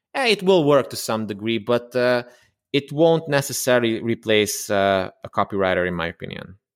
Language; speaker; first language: English; non-native, fluent; Romanian